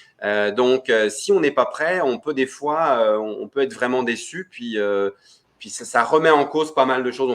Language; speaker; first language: French; native; French